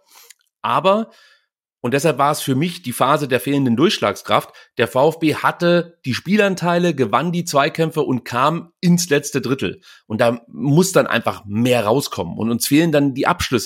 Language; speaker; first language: German; native; German